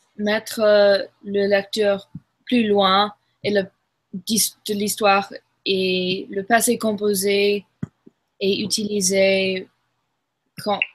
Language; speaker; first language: French; non-native, learner; English